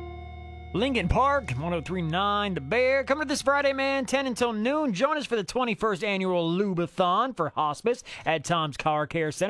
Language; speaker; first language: English; native; English